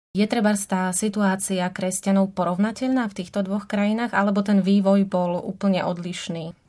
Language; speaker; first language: Slovak; native; Slovak